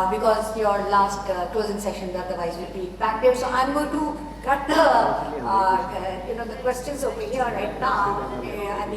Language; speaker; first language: English; non-native, local second language; Urdu